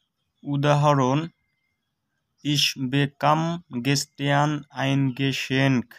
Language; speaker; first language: German; non-native, fluent; Bangla